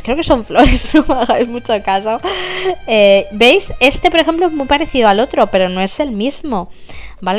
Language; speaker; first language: Spanish; native; Spanish